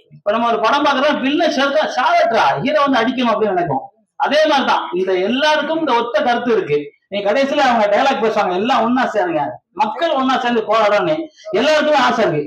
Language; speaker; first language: Tamil; native; Tamil